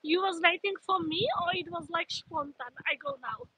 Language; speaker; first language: English; non-native, learner; German